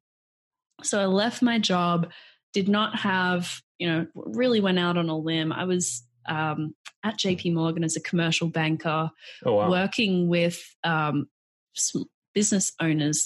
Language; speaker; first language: English; native; English